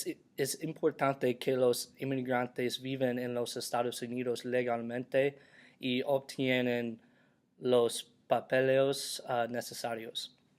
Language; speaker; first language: Spanish; non-native, learner; English